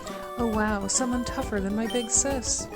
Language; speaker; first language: English; native; English